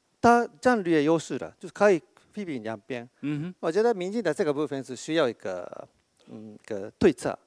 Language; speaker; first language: Chinese; non-native, fluent; Japanese